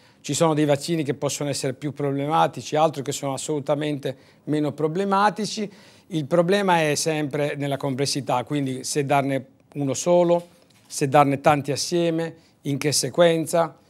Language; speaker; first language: Italian; native; Italian